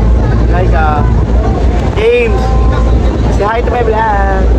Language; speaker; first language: Filipino; native; Filipino